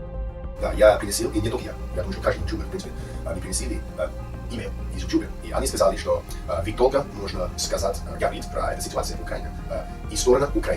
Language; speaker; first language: Russian; non-native, learner; English